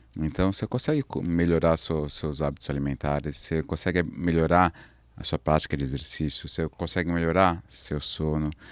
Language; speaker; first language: Portuguese; native; Portuguese